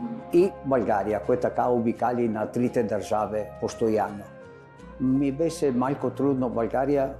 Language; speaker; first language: Bulgarian; non-native, learner; Italian